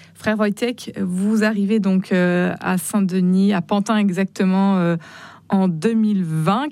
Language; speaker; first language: French; native; French